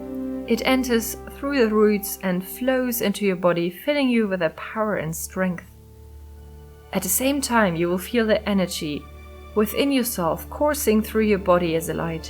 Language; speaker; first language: English; non-native, fluent; German